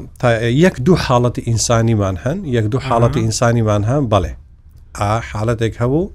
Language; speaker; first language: Central Kurdish; non-native, local second language; Kurdish